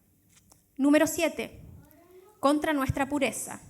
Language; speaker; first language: Spanish; native; Spanish